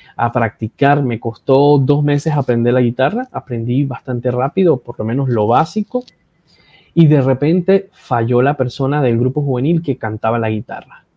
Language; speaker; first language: Spanish; native; Spanish